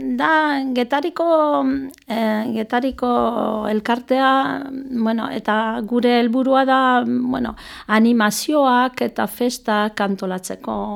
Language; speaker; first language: Basque; non-native, local second language; French